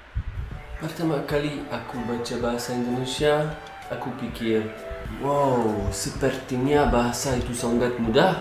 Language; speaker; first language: Indonesian; non-native, learner; French